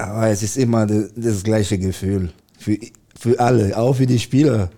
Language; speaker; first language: German; non-native, learner; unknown